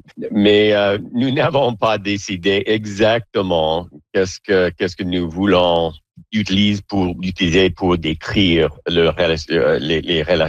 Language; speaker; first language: French; non-native, learner; English